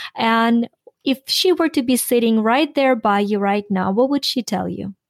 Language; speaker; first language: English; non-native, fluent; Ukrainian